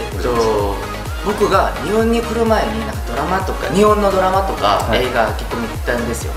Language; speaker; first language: Japanese; non-native, learner; Korean